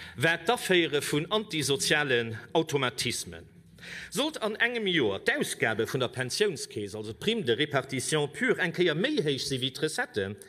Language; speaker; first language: Luxembourgish; native; Luxembourgish